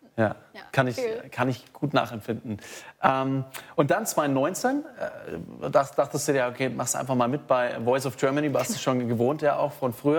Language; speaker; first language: German; native; German